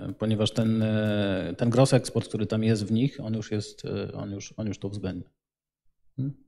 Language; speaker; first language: Polish; native; Polish